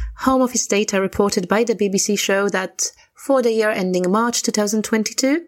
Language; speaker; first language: English; non-native, fluent; Polish